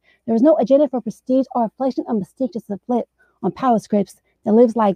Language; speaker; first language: English; native; English